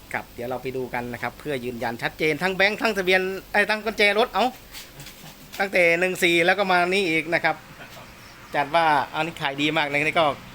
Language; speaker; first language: Thai; native; Thai